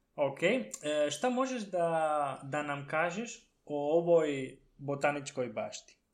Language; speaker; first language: Serbian; non-native, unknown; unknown